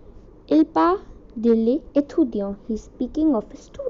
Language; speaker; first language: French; non-native, learner; Hindi